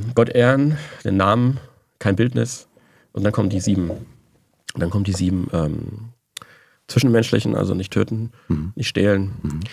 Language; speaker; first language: German; native; German